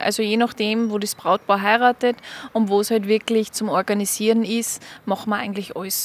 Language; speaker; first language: German; native; German